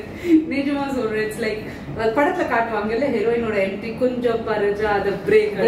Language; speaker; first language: Tamil; non-native, local second language; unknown